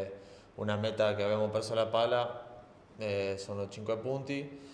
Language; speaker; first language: Italian; non-native, learner; Spanish